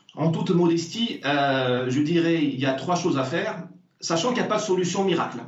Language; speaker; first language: French; non-native, local second language; Arabic